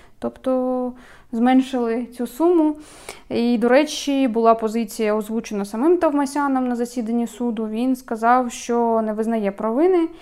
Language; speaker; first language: Ukrainian; native; Ukrainian